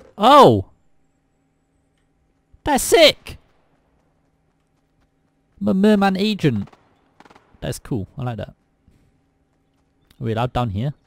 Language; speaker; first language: English; native; English